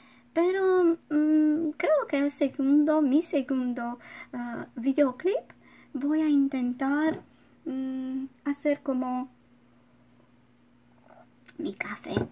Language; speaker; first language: Spanish; non-native, fluent; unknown